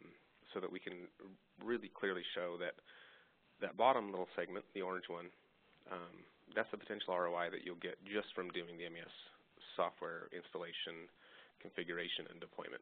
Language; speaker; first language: English; native; English